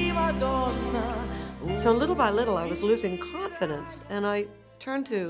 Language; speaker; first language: English; native; English